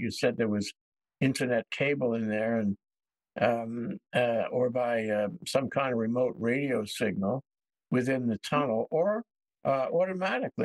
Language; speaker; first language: English; native; English